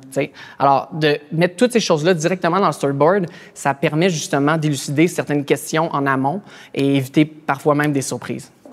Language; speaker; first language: French; native; French